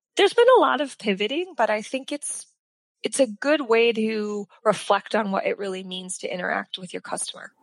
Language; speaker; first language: English; native; English